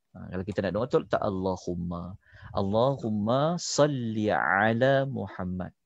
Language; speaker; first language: Malay; native; Malay